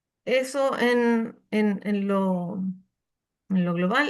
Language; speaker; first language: Spanish; native; Spanish